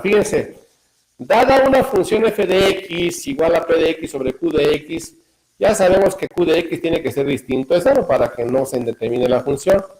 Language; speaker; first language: Spanish; native; Spanish